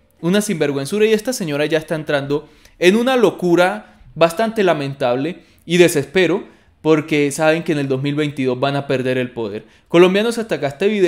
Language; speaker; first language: Spanish; native; Spanish